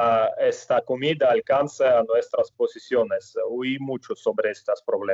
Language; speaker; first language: Spanish; non-native, fluent; Russian